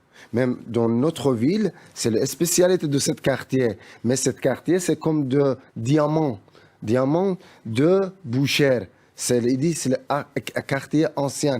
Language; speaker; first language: French; non-native, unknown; Persian